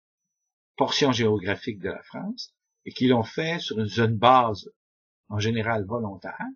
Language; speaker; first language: French; native; French